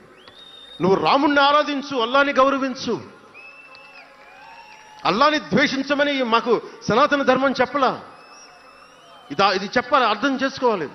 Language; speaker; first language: Telugu; native; Telugu